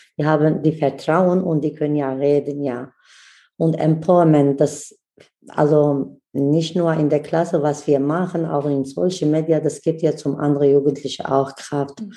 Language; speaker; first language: German; non-native, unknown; Kurdish